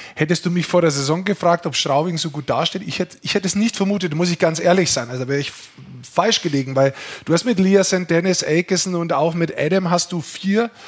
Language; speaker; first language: German; native; German